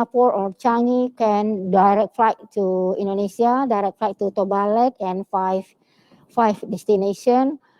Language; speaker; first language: English; non-native, learner; Indonesian